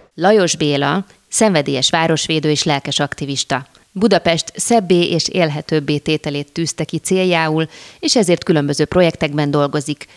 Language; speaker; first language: Hungarian; native; Hungarian